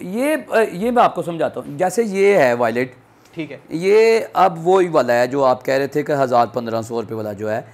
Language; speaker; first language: Urdu; non-native, local second language; Punjabi